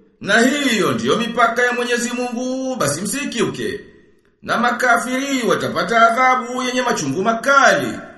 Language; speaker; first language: Swahili; native; Swahili